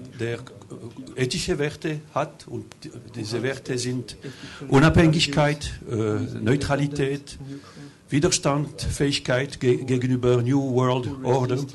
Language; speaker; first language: German; non-native, local second language; French